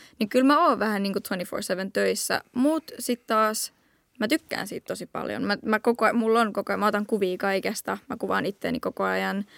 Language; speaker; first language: Finnish; early bilingual, heritage; Finnish